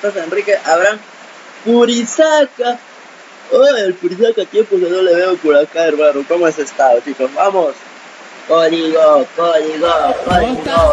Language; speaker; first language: Spanish; native; Spanish